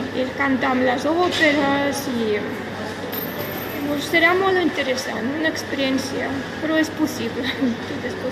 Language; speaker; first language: Catalan; non-native, fluent; Russian